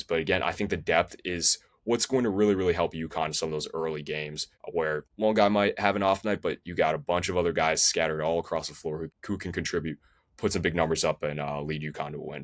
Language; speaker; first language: English; native; English